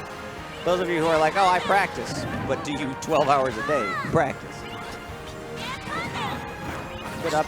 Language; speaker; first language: English; native; English